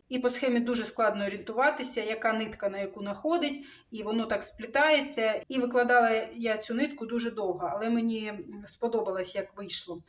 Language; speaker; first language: Ukrainian; non-native, local second language; Russian